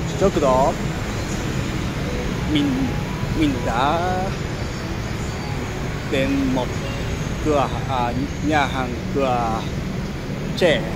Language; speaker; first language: Vietnamese; non-native, learner; Japanese